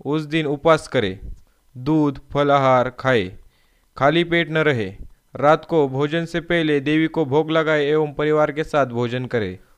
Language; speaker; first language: Hindi; non-native, local second language; Marathi